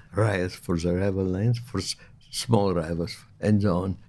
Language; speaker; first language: English; non-native, fluent; Lithuanian